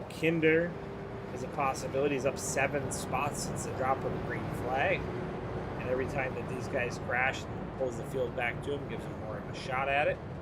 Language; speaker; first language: English; native; English